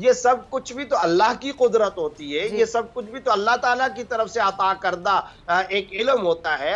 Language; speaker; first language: Urdu; native; Urdu